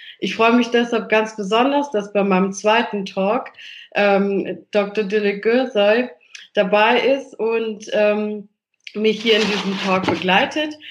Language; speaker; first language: German; early bilingual, other home language; Italian